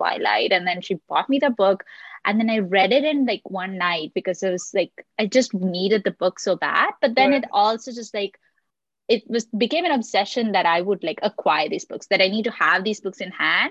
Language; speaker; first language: English; non-native, local second language; Sinhala